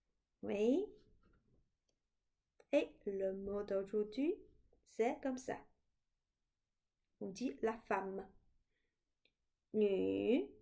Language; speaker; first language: French; non-native, fluent; Chinese